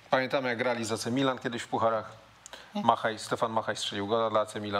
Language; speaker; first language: Polish; native; Polish